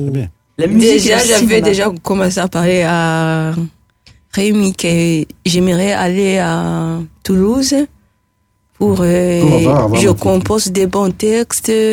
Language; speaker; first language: French; non-native, local second language; Rundi